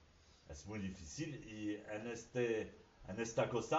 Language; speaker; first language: Spanish; non-native, fluent; French